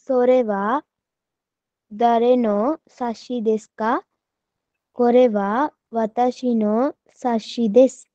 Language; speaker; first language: Japanese; non-native, learner; Sinhala